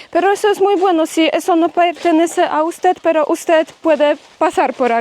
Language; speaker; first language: Spanish; non-native, fluent; Polish